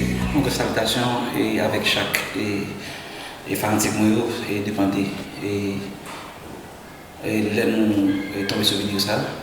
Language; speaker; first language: French; non-native, learner; Haitian Creole